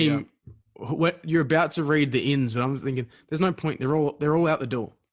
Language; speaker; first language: English; native; English